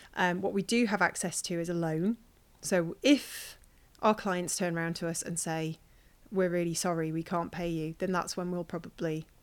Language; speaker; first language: English; native; English